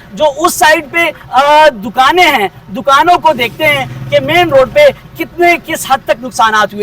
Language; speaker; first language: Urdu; non-native, local second language; Pashto